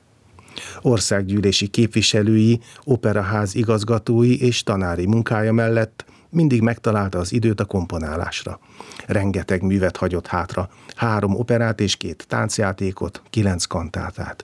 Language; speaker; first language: Hungarian; native; Hungarian